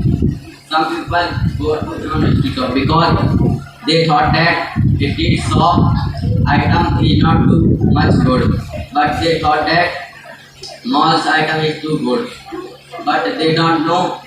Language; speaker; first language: English; non-native, learner; Hindi